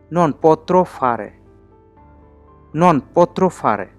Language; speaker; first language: Italian; non-native, fluent; Bangla